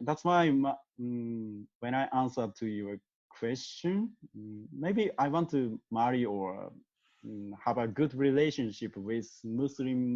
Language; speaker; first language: English; non-native, learner; Japanese